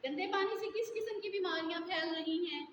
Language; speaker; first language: Urdu; native; Urdu